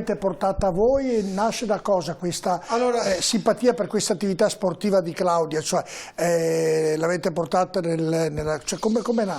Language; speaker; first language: Italian; native; Italian